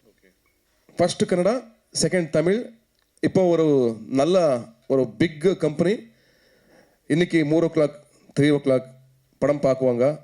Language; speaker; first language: Tamil; non-native, learner; Kannada